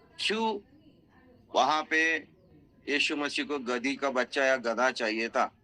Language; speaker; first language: Hindi; non-native, local second language; Marathi